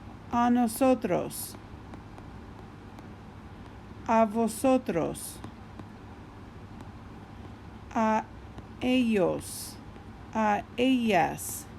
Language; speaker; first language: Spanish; non-native, fluent; English